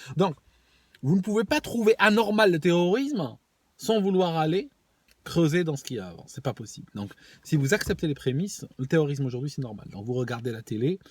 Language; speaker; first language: French; non-native, local second language; Arabic